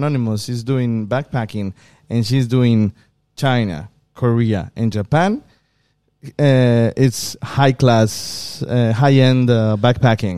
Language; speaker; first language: English; non-native, fluent; Spanish